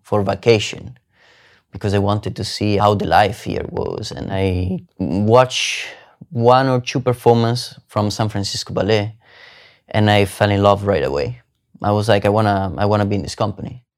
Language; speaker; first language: English; non-native, fluent; Italian